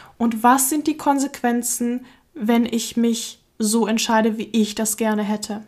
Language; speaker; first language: German; early bilingual, other home language; Russian